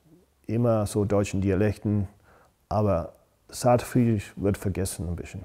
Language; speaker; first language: German; non-native, fluent; English